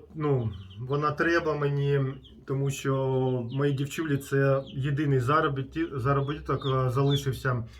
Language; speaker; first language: Ukrainian; non-native, local second language; Russian